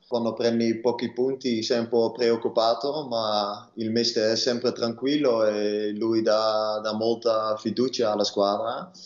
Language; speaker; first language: Italian; non-native, learner; Dutch